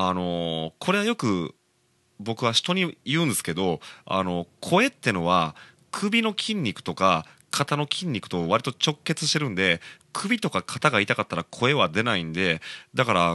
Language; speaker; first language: Japanese; native; Japanese